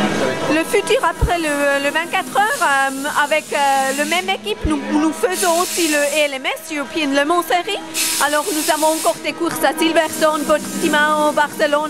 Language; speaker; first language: French; non-native, local second language; German